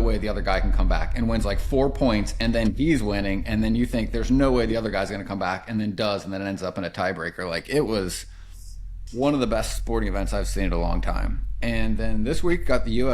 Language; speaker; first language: English; native; English